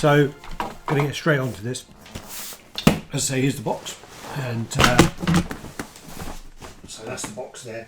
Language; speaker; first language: English; native; English